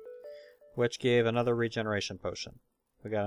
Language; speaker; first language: English; native; English